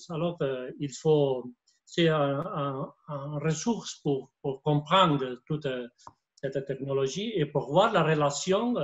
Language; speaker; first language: French; non-native, fluent; Spanish